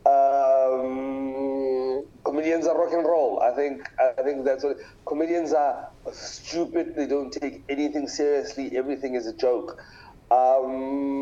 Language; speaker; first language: English; non-native, local second language; Tswana